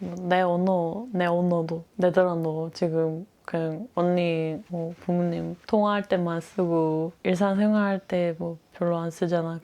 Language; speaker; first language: Korean; non-native, fluent; Dutch